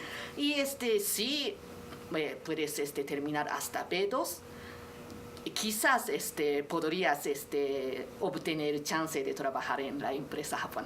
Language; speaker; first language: Spanish; non-native, learner; Japanese